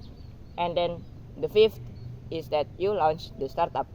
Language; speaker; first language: English; non-native, learner; Indonesian